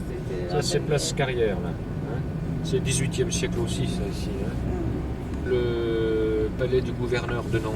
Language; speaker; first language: French; native; French